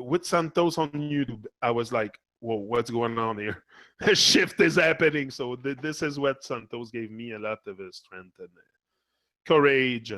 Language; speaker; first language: English; non-native, fluent; French